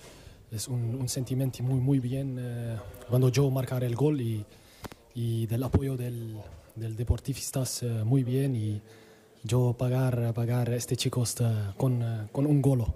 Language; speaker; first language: Spanish; non-native, learner; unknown